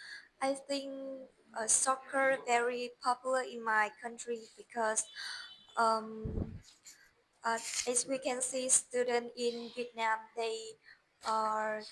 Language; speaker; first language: English; non-native, learner; Vietnamese